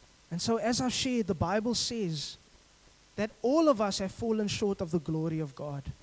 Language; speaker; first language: English; native; English